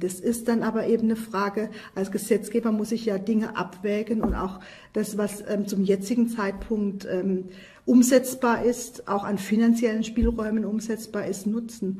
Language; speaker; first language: German; native; German